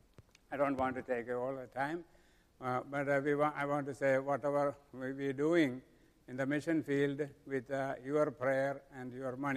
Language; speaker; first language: English; non-native, local second language; Malayalam